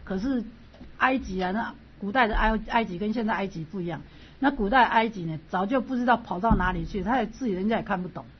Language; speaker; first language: Chinese; native; Chinese